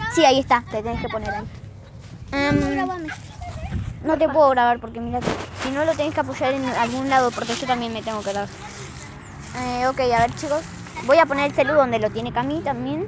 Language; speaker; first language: Spanish; native; Spanish